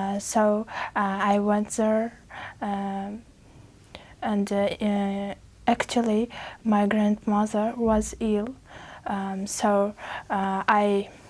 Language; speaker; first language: English; non-native, fluent; Uzbek